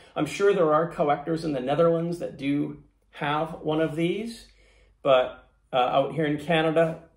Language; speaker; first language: English; native; English